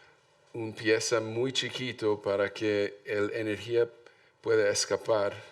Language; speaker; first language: Spanish; non-native, learner; English